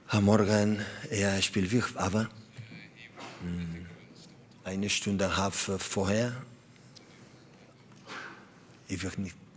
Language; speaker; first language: German; non-native, learner; Catalan